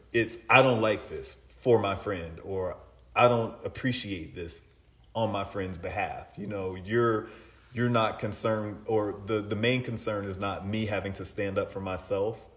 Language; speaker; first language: English; native; English